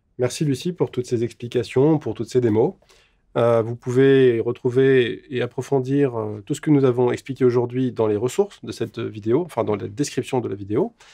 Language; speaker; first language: French; native; French